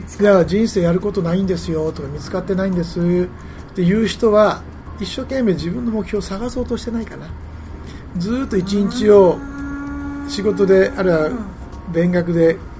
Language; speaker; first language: Japanese; native; Japanese